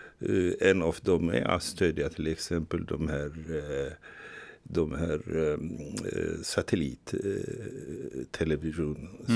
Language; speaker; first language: Swedish; non-native, fluent; Tigrinya